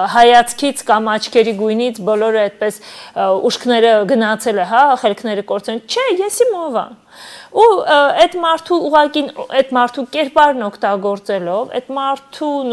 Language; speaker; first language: Armenian; native; Armenian